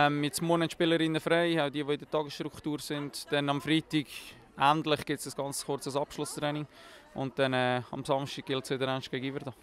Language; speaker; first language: German; native; German